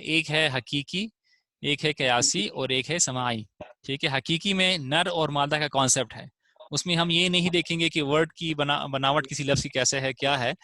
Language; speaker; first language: Urdu; non-native, local second language; Punjabi